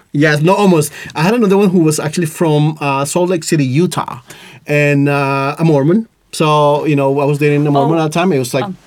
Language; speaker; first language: English; non-native, fluent; Spanish